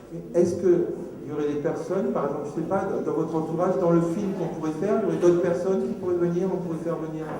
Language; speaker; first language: French; native; French